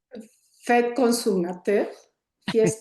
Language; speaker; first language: French; non-native, learner; Spanish